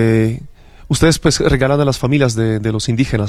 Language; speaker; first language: Spanish; non-native, fluent; Polish